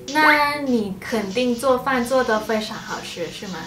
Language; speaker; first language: Chinese; non-native, fluent; Thai